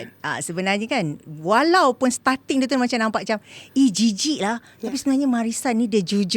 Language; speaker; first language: Malay; native; Malay